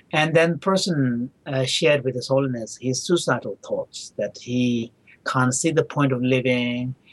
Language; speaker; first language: English; non-native, local second language; Tibetan